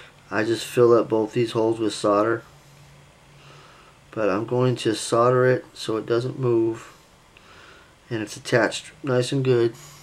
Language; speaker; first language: English; native; English